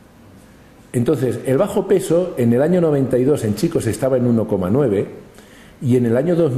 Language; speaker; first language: Spanish; native; Spanish